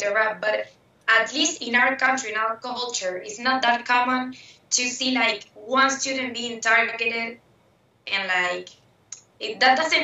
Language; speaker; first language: English; non-native, fluent; Spanish